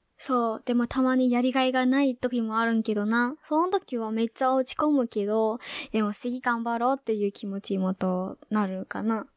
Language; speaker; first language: Japanese; non-native, fluent; Burmese